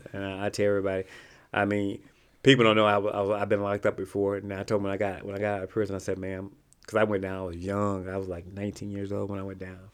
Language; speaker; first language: English; native; English